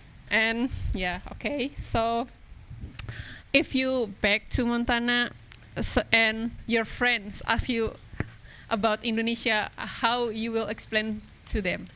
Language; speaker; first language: English; non-native, local second language; Indonesian